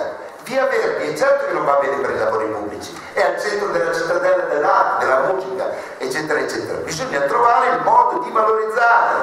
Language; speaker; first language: Italian; native; Italian